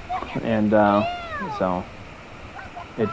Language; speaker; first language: English; native; English